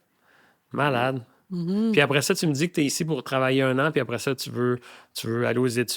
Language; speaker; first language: French; native; French